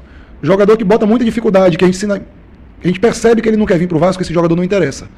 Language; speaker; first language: Portuguese; native; Portuguese